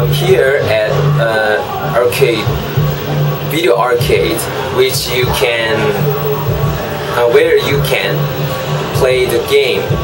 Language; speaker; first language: English; non-native, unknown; Korean